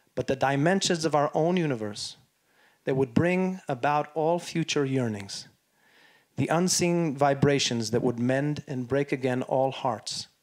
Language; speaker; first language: English; early bilingual, other home language; Hebrew